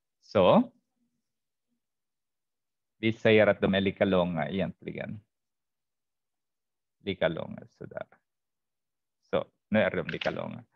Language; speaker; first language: Swedish; non-native, fluent; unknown